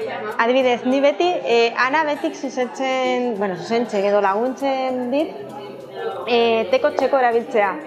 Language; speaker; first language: Basque; non-native, learner; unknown